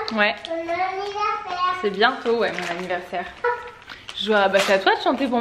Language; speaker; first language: French; native; French